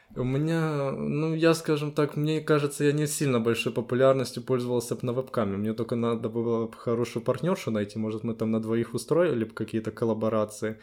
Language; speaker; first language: Russian; native; Russian